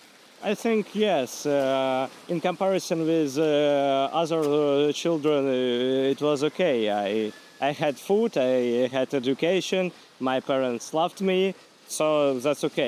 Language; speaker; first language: English; non-native, fluent; Russian